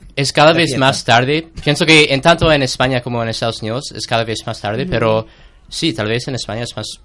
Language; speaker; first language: Spanish; non-native, fluent; English